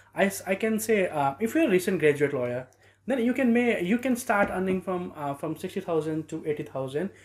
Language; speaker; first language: English; non-native, local second language; Nepali